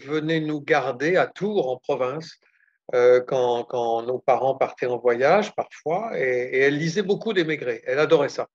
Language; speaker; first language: French; native; French